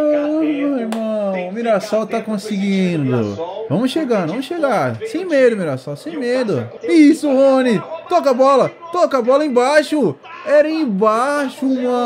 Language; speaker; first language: Portuguese; native; Portuguese